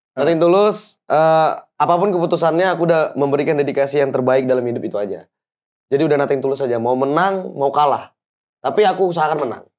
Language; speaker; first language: Indonesian; native; Indonesian